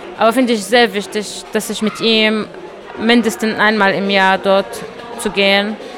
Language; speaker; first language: German; non-native, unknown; Arabic